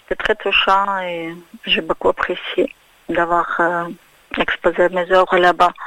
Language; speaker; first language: French; non-native, fluent; Russian